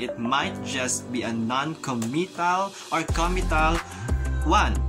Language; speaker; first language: English; non-native, local second language; Filipino